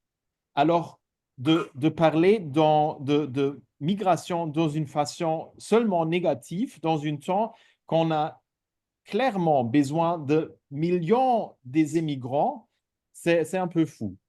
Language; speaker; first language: French; non-native, fluent; German